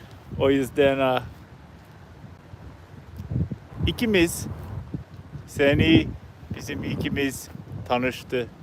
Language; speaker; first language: Turkish; non-native, learner; English